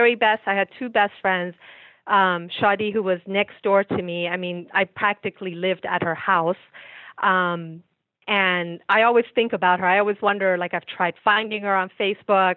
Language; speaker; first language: English; early bilingual, other home language; Persian